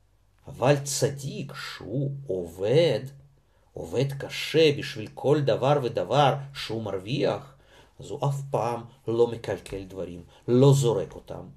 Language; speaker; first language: Hebrew; non-native, fluent; Russian